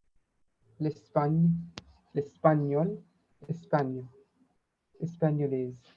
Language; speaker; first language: French; non-native, learner; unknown